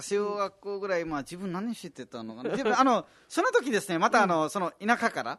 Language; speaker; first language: Japanese; non-native, fluent; Nepali